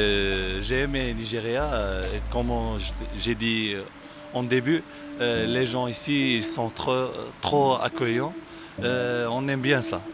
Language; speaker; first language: French; non-native, local second language; Arabic